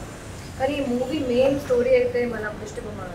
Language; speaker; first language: Telugu; non-native, learner; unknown